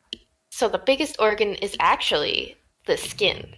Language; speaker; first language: English; native; English